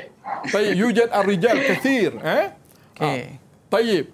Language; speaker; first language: Arabic; non-native, fluent; Malay